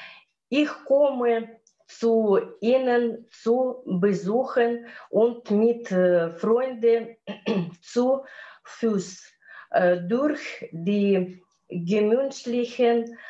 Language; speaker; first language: German; non-native, learner; Russian